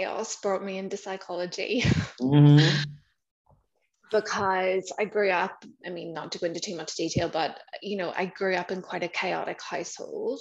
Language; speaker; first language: English; native; English